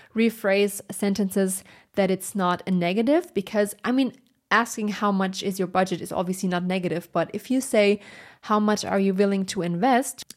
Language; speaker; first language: English; non-native, fluent; German